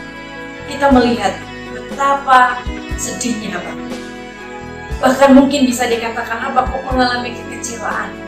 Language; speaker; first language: Indonesian; native; Indonesian